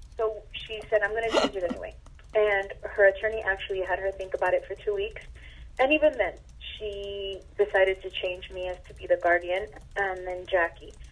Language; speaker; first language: English; early bilingual, other home language; Spanish